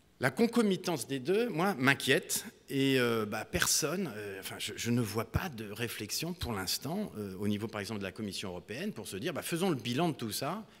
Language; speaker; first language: French; native; French